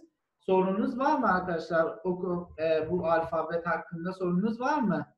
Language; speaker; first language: Turkish; non-native, learner; German